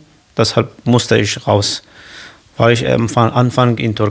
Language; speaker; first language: German; non-native, learner; Kurdish